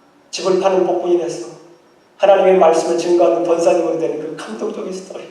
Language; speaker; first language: Korean; native; Korean